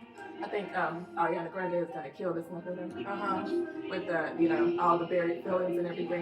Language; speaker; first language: English; native; English